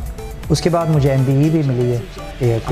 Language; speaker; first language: Hindi; early bilingual, heritage; Hindi